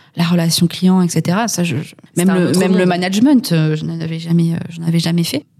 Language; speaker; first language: French; native; French